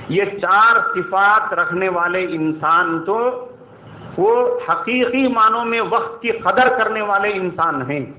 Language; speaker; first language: Urdu; native; Urdu